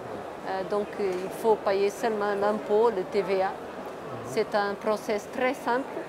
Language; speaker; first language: French; non-native, fluent; Portuguese